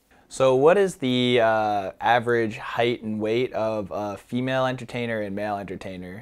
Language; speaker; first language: English; native; English